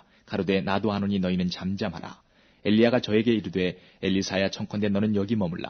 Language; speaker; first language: Korean; native; Korean